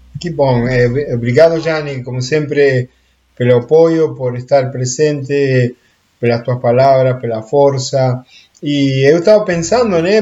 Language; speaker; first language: Portuguese; non-native, fluent; Spanish